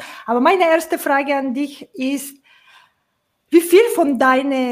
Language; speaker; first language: German; non-native, fluent; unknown